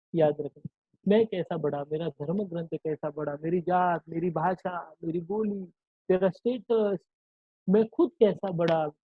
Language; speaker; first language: Hindi; non-native, local second language; Marathi